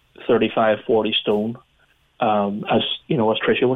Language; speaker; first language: English; native; English